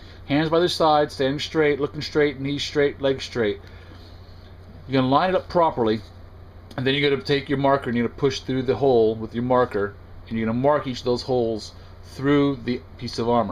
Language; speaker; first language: English; native; English